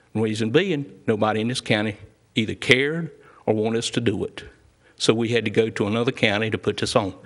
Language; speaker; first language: English; native; English